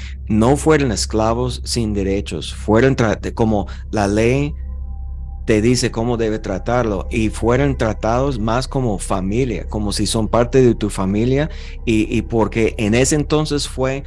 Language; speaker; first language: Spanish; non-native, fluent; English